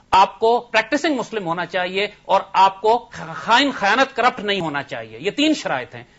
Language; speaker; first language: Urdu; native; Urdu